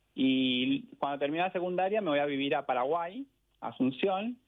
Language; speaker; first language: Spanish; native; Spanish